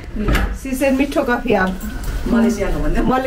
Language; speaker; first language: English; non-native, learner; Nepali